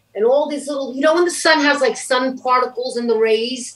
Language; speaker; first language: English; native; English